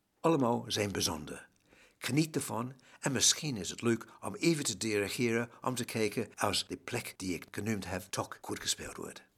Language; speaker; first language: Dutch; non-native, fluent; English